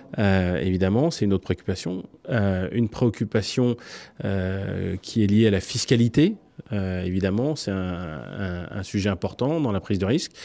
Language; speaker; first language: French; native; French